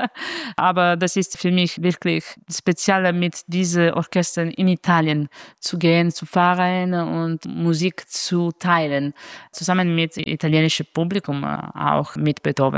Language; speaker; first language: German; non-native, fluent; Italian